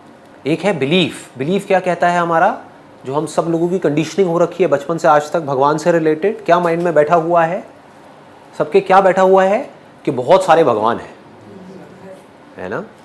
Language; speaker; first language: Hindi; native; Hindi